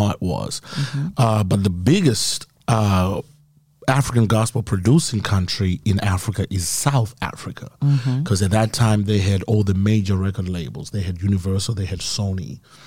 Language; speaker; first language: English; non-native, local second language; Shona